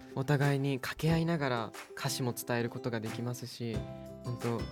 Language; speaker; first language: Japanese; native; Japanese